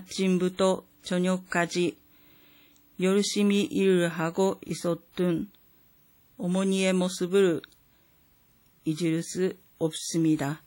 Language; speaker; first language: Korean; non-native, learner; Japanese